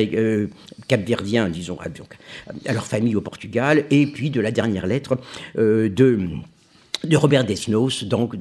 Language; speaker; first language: French; native; French